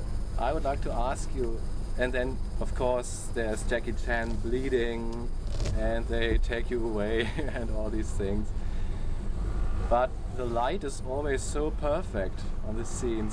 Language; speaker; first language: English; non-native, fluent; German